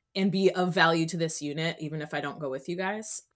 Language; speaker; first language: English; native; English